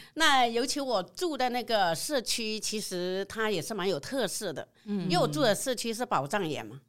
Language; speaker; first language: Chinese; native; Chinese